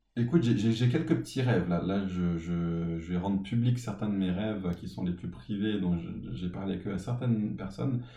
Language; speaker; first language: French; early bilingual, other home language; English